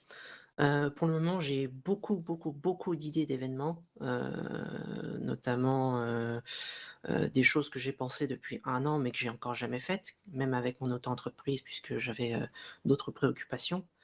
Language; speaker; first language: French; native; French